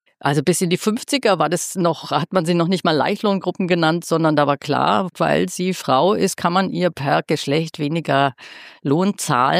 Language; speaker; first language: German; native; German